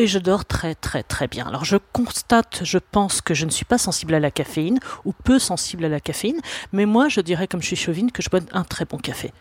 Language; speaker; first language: French; native; French